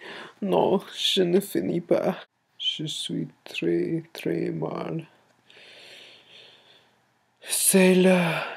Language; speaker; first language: French; non-native, learner; English